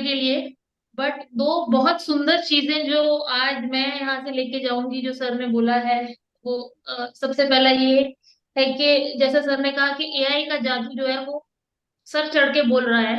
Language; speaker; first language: Hindi; native; Hindi